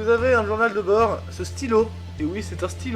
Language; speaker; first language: French; native; French